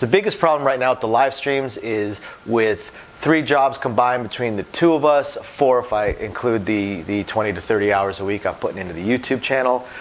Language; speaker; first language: English; native; English